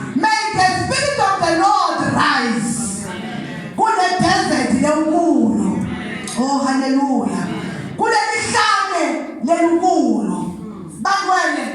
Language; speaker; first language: Zulu; non-native, local second language; Swati